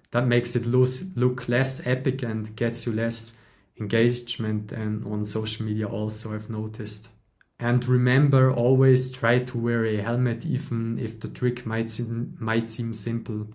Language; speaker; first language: English; non-native, fluent; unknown